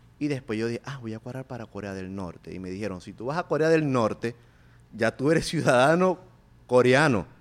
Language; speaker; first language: Spanish; native; Spanish